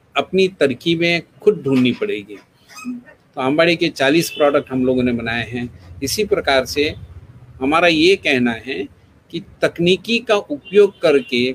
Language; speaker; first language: Hindi; non-native, local second language; Gujarati